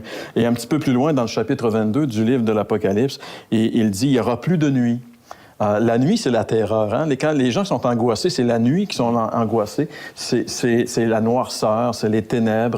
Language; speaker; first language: French; native; French